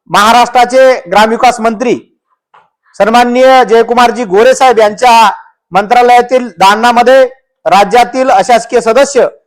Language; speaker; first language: Marathi; non-native, local second language; Lambadi